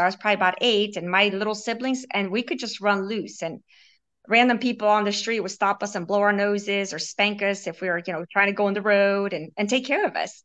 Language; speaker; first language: English; early bilingual, other home language; Romanian